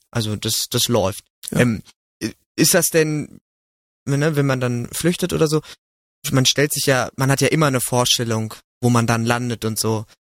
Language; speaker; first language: German; native; German